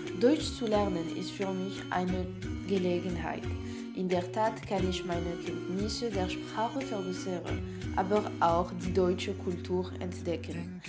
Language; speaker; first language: German; non-native, learner; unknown